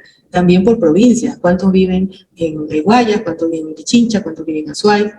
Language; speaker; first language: Spanish; native; Spanish